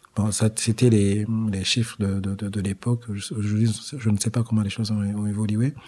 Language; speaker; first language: French; non-native, local second language; Kinyarwanda